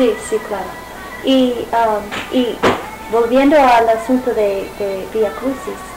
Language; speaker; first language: Spanish; non-native, fluent; English